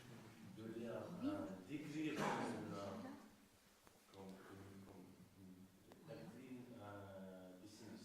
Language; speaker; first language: French; non-native, fluent; Russian